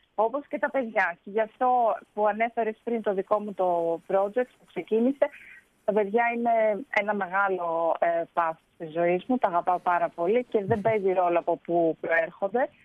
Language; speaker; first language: Greek; early bilingual, heritage; Greek